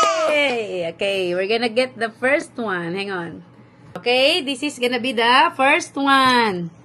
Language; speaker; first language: English; non-native, local second language; Filipino